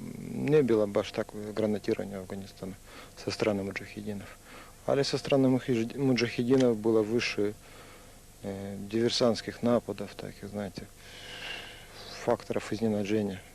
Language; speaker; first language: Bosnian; non-native, learner; Russian